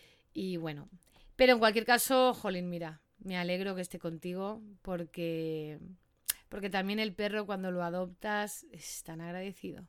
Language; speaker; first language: Spanish; native; Spanish